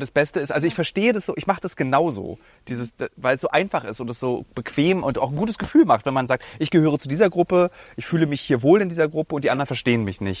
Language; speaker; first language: German; native; German